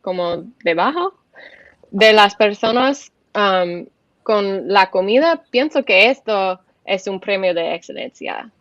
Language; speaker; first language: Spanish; non-native, learner; English